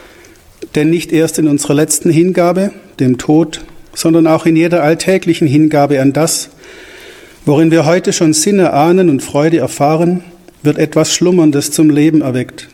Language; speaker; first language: German; native; German